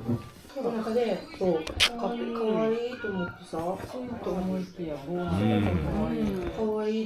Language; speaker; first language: Japanese; native; Japanese